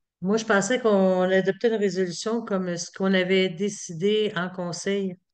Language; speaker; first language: French; native; French